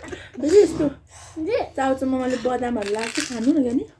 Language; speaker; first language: Nepali; native; Nepali